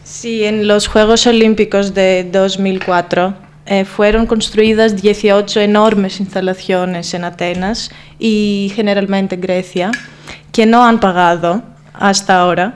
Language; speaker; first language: Spanish; non-native, fluent; Greek